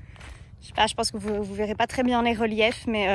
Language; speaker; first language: French; native; French